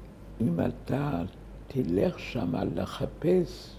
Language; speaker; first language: Hebrew; early bilingual, other home language; German